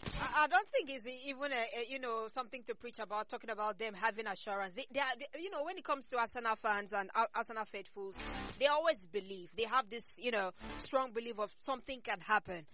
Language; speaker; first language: English; non-native, local second language; Ibibio